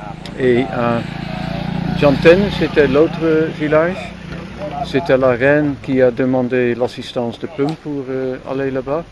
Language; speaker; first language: French; non-native, learner; Dutch